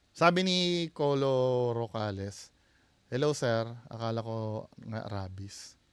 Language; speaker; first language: Filipino; native; Filipino